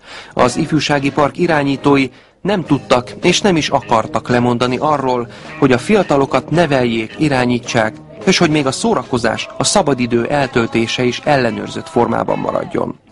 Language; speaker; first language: Hungarian; native; Hungarian